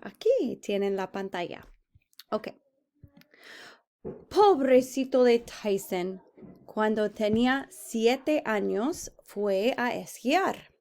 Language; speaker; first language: Spanish; non-native, fluent; English